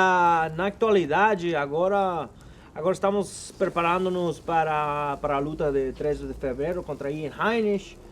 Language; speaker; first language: Portuguese; non-native, learner; Spanish